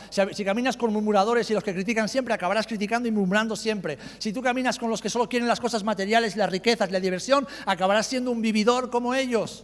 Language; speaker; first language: Spanish; native; Spanish